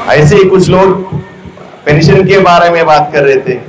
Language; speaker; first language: Hindi; non-native, local second language; Telugu